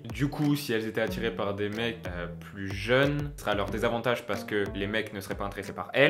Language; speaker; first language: French; native; French